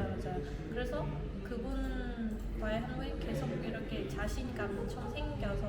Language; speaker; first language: Korean; non-native, fluent; Vietnamese